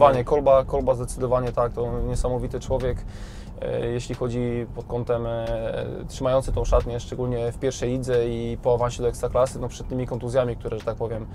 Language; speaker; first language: Polish; native; Polish